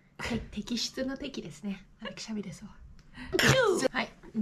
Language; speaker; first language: Japanese; native; Japanese